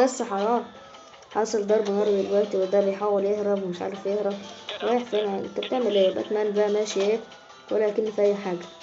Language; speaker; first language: Arabic; native; Arabic